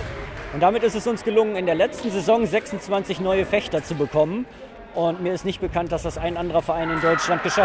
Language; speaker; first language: German; native; German